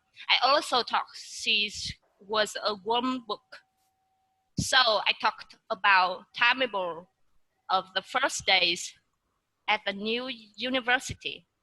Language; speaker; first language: English; non-native, learner; Vietnamese